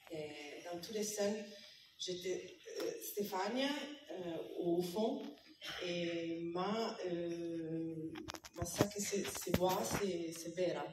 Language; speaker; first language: French; non-native, learner; Italian